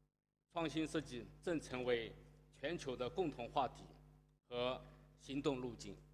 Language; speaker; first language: Chinese; native; Chinese